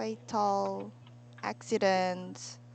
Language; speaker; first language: English; non-native, learner; Korean